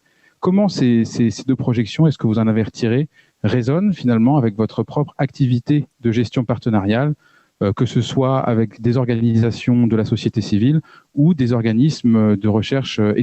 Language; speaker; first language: French; native; French